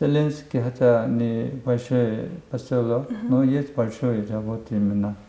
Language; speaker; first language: Russian; non-native, learner; Korean